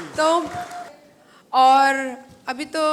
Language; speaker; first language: Hindi; non-native, local second language; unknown